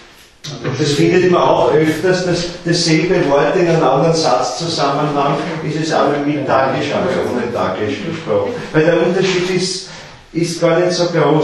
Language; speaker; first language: German; native; German